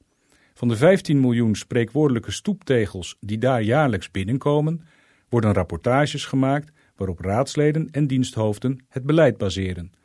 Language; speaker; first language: Dutch; native; Dutch